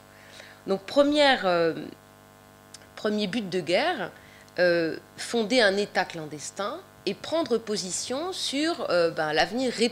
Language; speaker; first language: French; native; French